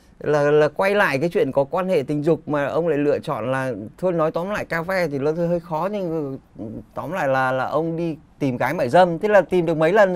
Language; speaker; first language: Vietnamese; native; Vietnamese